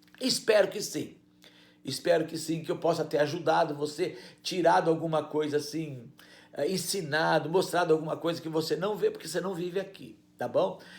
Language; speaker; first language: Portuguese; native; Portuguese